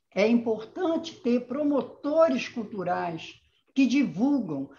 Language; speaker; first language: Portuguese; native; Portuguese